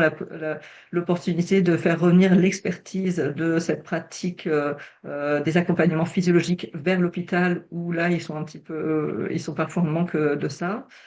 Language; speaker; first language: French; native; French